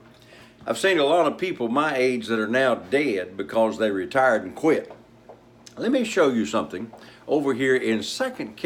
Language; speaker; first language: English; native; English